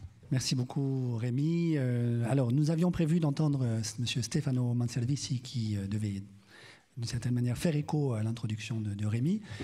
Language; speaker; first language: French; native; French